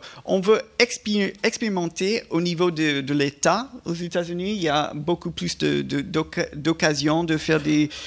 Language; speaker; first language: French; non-native, fluent; English